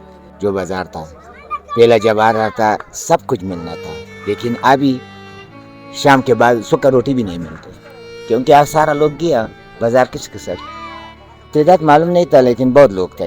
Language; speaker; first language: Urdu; early bilingual, other home language; Pashto